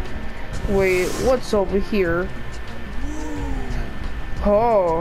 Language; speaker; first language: English; native; English